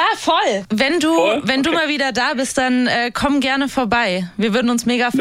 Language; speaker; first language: German; native; German